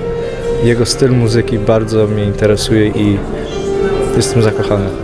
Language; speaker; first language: Polish; early bilingual, heritage; English